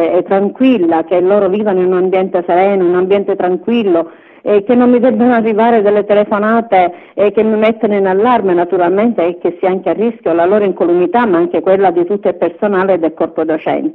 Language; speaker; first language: Italian; native; Italian